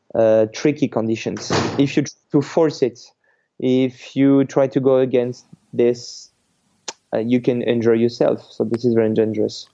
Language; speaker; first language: English; non-native, fluent; French